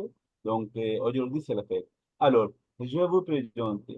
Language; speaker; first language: French; non-native, learner; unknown